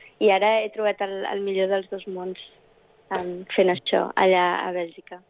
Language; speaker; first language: Catalan; early bilingual, other home language; English